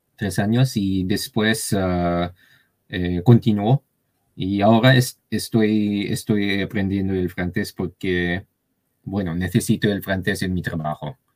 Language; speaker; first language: Spanish; non-native, learner; Chinese